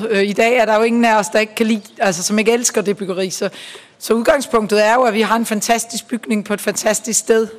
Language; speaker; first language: Danish; native; Danish